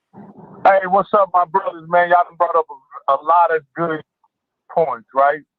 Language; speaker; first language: English; native; English